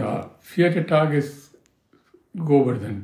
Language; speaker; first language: German; non-native, learner; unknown